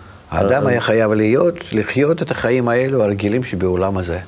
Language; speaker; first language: Hebrew; non-native, fluent; Russian